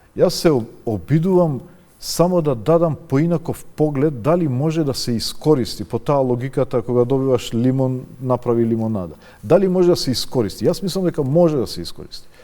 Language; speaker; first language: Macedonian; non-native, local second language; Albanian